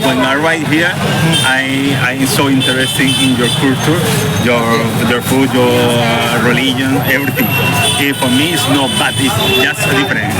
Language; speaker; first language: English; non-native, learner; Spanish